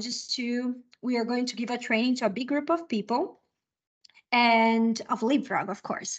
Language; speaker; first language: English; non-native, fluent; Portuguese